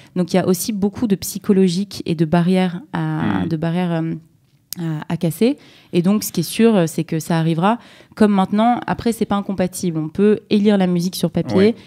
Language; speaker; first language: French; native; French